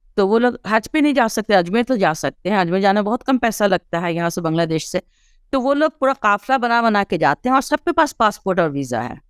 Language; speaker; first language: Urdu; early bilingual, heritage; Urdu